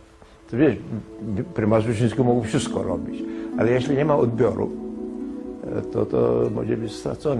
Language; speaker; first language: Polish; non-native, learner; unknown